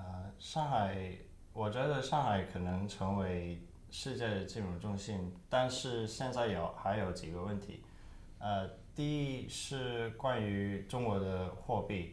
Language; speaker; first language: Chinese; early bilingual, heritage; Chinese